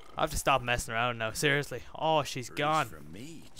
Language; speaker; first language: English; native; English